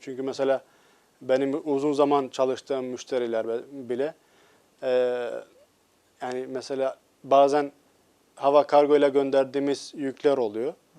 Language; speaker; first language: Turkish; non-native, fluent; Albanian